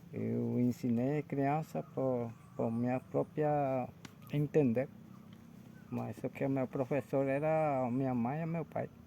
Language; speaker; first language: Portuguese; non-native, local second language; Guarani